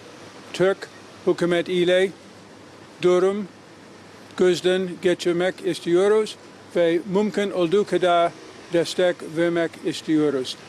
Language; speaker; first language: Turkish; non-native, learner; English